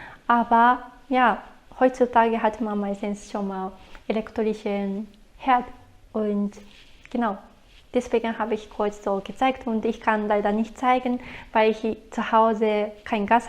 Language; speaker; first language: German; non-native, fluent; Japanese